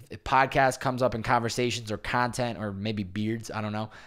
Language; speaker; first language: English; native; English